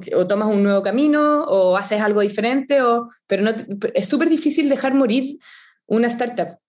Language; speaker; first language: Spanish; native; Spanish